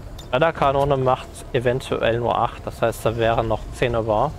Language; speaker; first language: German; native; German